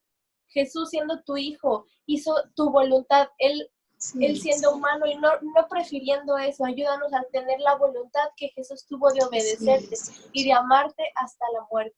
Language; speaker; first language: Spanish; native; Spanish